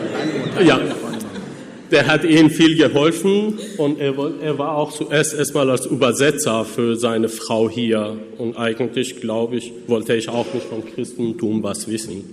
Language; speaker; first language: German; non-native, fluent; Persian